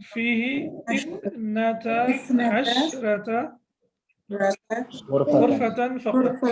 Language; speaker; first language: Arabic; non-native, fluent; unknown